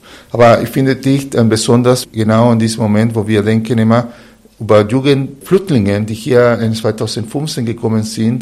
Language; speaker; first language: German; non-native, fluent; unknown